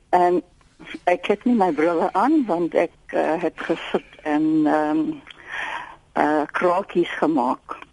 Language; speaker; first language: Afrikaans; non-native, local second language; English